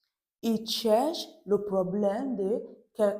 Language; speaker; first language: French; non-native, fluent; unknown